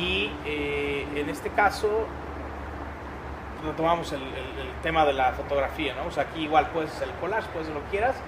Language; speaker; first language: Spanish; native; Spanish